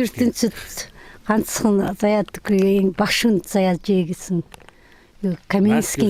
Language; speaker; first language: Mongolian; non-native, local second language; Kazakh